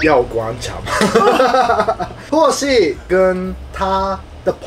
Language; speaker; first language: Chinese; non-native, fluent; Japanese